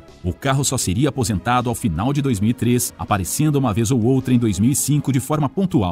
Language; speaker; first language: Portuguese; native; Portuguese